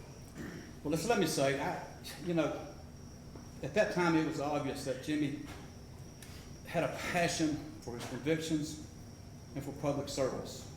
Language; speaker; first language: English; native; English